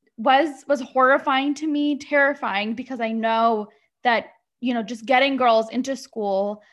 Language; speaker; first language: English; early bilingual, other home language; Arabic